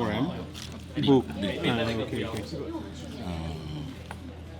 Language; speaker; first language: Korean; non-native, learner; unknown